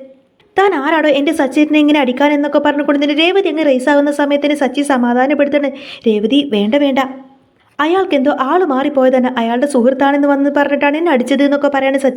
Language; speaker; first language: Malayalam; native; Malayalam